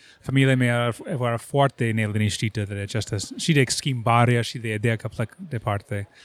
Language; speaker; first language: Romanian; non-native, fluent; English